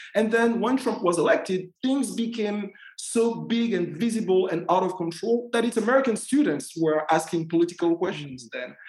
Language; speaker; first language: English; non-native, fluent; French